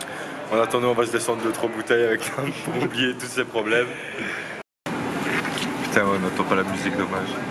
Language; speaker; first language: French; native; French